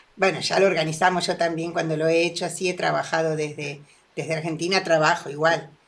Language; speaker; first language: Spanish; native; Spanish